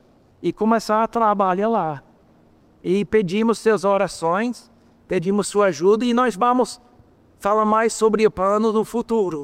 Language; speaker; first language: Portuguese; non-native, fluent; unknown